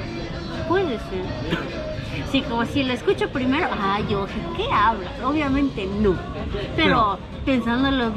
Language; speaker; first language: Spanish; native; Spanish